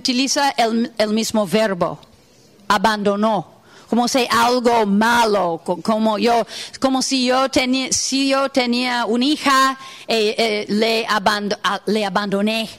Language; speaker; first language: Spanish; non-native, fluent; English